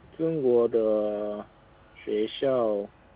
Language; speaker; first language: Chinese; non-native, learner; Korean